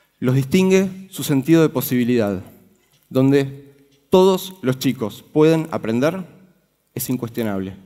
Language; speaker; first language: Spanish; native; Spanish